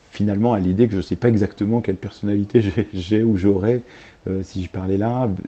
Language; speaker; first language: French; early bilingual, other home language; Arabic